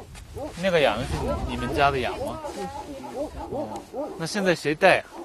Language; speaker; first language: Chinese; non-native, fluent; Japanese